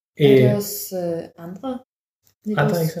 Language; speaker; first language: Danish; non-native, learner; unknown